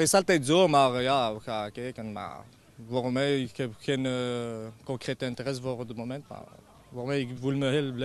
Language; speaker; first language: Dutch; non-native, learner; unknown